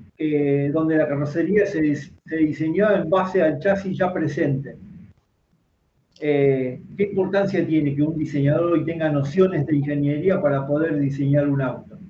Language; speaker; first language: Spanish; native; Spanish